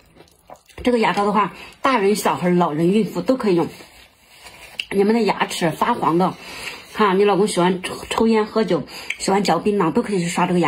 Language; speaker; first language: Chinese; native; Chinese